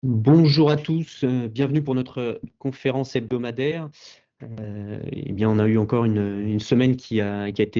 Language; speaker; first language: French; native; French